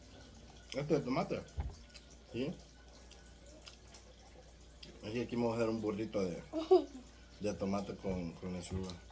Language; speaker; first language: Spanish; native; Spanish